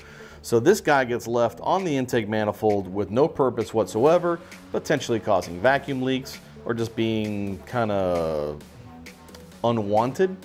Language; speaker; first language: English; native; English